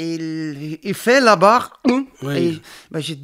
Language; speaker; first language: French; non-native, learner; Dutch